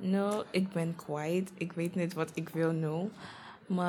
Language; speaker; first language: Dutch; non-native, learner; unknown